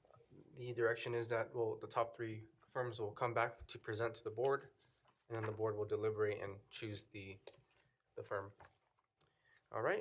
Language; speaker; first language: English; native; English